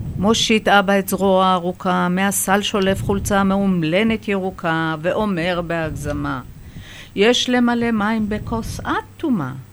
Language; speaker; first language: Hebrew; early bilingual, other home language; Persian